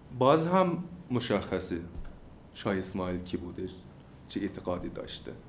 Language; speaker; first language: Persian; non-native, fluent; Turkish